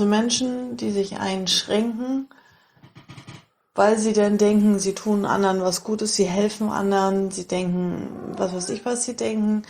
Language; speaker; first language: German; native; German